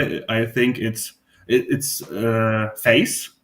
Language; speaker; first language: English; non-native, fluent; Polish